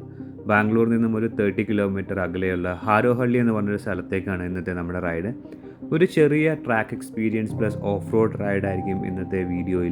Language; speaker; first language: Malayalam; native; Malayalam